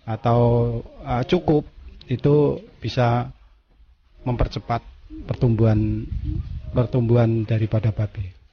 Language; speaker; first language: Indonesian; non-native, local second language; Javanese